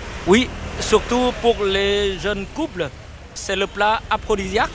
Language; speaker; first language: French; non-native, fluent; Vietnamese